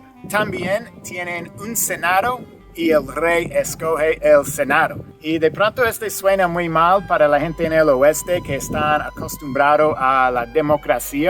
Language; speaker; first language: Spanish; non-native, fluent; English